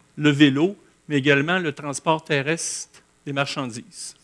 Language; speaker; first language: French; native; French